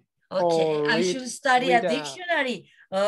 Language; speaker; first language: English; non-native, learner; Spanish